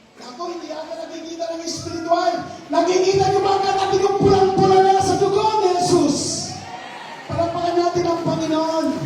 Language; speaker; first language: Filipino; non-native, local second language; Hiligaynon